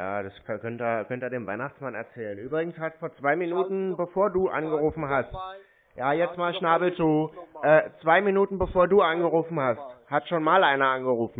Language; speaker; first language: German; native; German